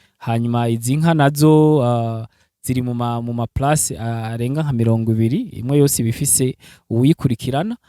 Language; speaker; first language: Rundi; early bilingual, heritage; Rundi